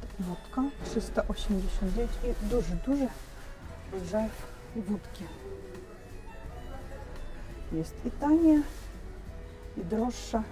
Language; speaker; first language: Polish; non-native, learner; Russian